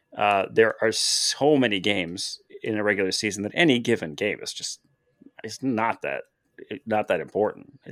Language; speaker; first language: English; native; English